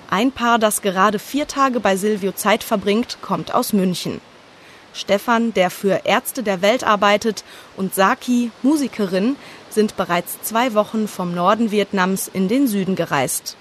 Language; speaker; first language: German; native; German